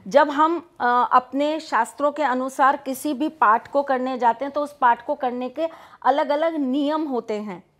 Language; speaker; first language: Hindi; native; Hindi